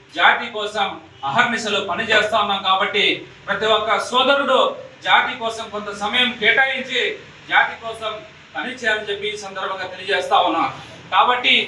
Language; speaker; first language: Telugu; non-native, local second language; Lambadi